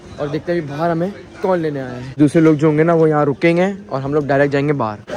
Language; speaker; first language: Urdu; native; Urdu